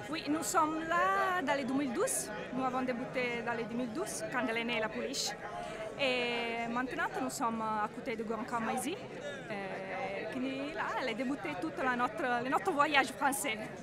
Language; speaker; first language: French; non-native, learner; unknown